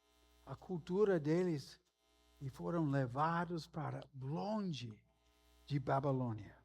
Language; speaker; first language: Portuguese; non-native, fluent; English